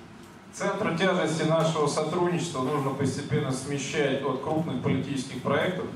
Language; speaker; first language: Russian; native; Russian